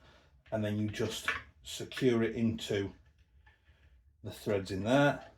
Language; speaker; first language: English; native; English